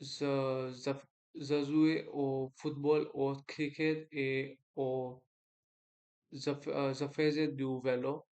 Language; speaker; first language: French; non-native, learner; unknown